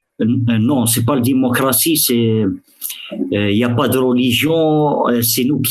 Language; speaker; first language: French; early bilingual, other home language; Arabic